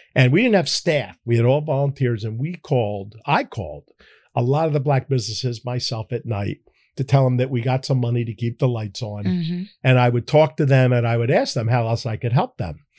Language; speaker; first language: English; native; English